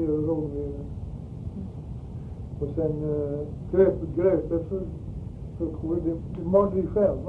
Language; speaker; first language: Swedish; early bilingual, heritage; Swedish